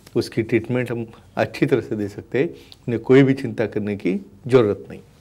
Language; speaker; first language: Hindi; non-native, local second language; Marathi